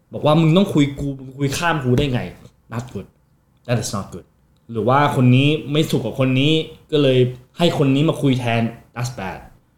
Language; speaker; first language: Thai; non-native, fluent; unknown